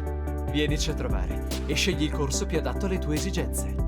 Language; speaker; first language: Italian; native; Italian